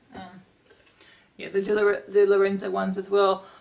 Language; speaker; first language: English; native; English